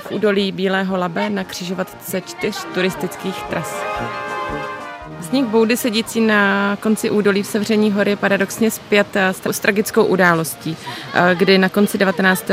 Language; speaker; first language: Czech; native; Czech